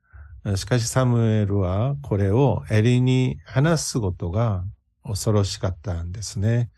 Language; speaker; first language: Japanese; non-native, fluent; Korean